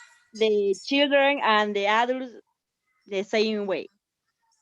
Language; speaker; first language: English; non-native, learner; Spanish